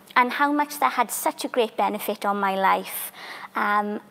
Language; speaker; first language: English; native; English